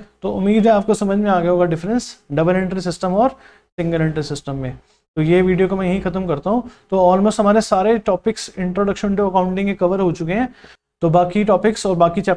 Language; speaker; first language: Hindi; native; Hindi